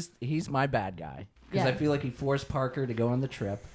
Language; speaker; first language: English; native; English